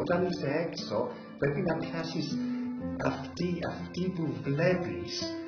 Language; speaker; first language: Greek; early bilingual, heritage; English